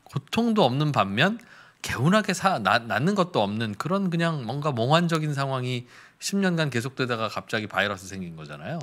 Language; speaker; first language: Korean; native; Korean